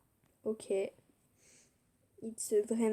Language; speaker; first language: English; non-native, learner; French